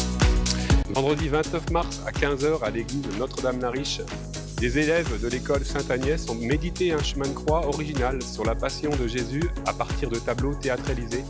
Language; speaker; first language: French; native; French